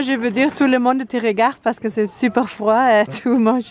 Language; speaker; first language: French; non-native, learner; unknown